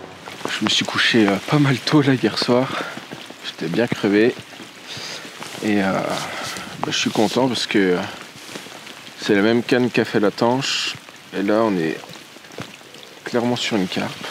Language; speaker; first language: French; native; French